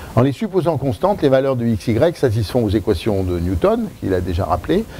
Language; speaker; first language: French; native; French